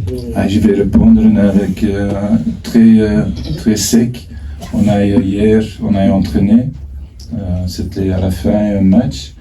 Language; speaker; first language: French; non-native, fluent; Dutch